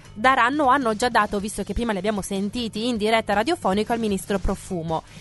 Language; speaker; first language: Italian; native; Italian